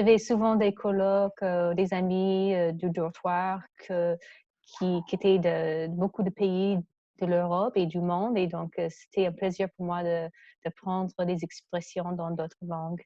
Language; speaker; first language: French; non-native, fluent; English